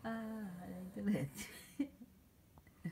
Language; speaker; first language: Swedish; non-native, learner; Portuguese